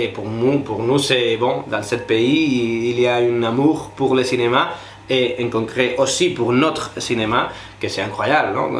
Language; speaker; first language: French; non-native, fluent; Spanish